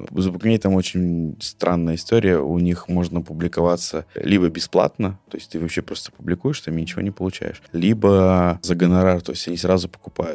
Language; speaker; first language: Russian; native; Russian